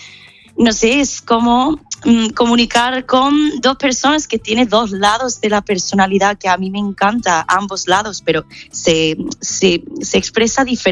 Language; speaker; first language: Spanish; non-native, fluent; English